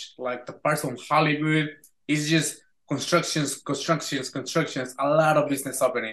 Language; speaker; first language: English; non-native, fluent; Spanish